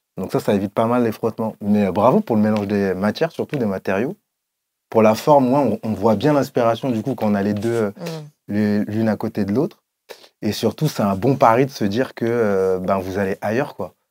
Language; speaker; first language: French; native; French